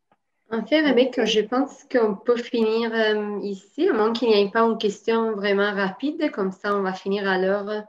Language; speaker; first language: French; native; French